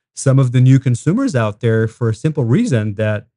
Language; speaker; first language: English; non-native, fluent; Hebrew